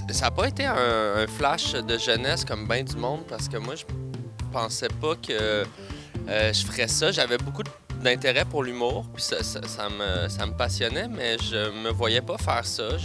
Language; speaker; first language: French; native; French